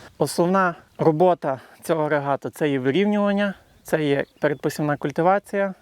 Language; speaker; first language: Ukrainian; native; Ukrainian